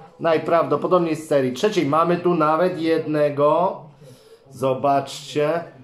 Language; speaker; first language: Polish; native; Polish